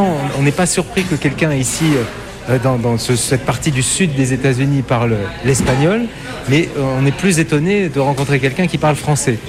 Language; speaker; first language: French; native; French